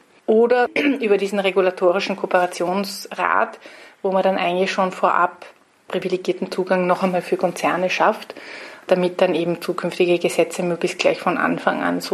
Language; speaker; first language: German; native; German